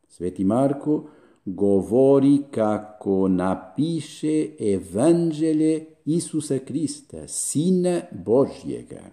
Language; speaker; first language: Croatian; non-native, fluent; Spanish